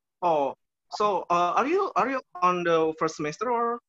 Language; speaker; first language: English; non-native, learner; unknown